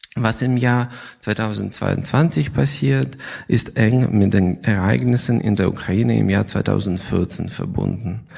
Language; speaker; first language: German; non-native, fluent; Ukrainian